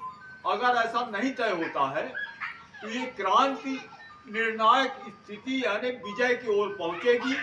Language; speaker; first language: Hindi; native; Hindi